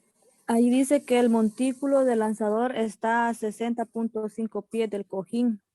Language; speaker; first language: Spanish; native; Spanish